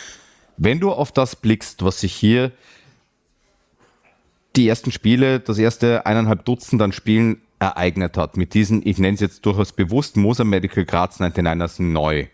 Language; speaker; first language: German; native; German